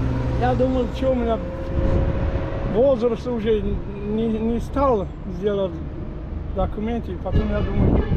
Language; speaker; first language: Russian; non-native, local second language; Tajik